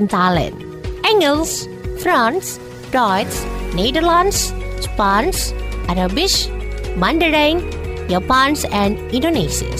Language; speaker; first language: Dutch; non-native, fluent; Indonesian